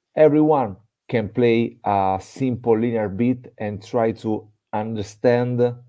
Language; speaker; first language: English; non-native, fluent; Italian